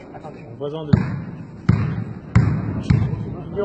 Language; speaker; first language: French; native; French